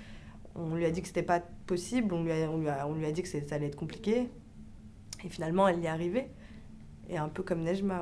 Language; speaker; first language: French; early bilingual, other home language; Arabic